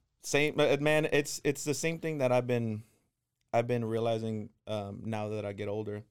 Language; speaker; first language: English; non-native, fluent; Spanish